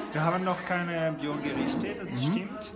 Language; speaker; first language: German; non-native, fluent; French